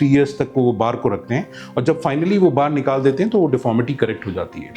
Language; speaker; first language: Hindi; native; Hindi